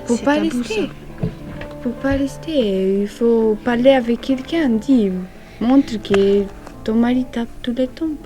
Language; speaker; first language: French; non-native, learner; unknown